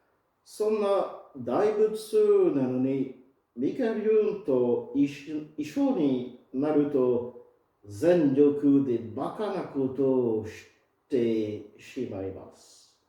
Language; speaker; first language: Japanese; non-native, fluent; French